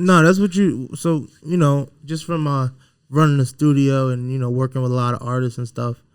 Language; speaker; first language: English; native; English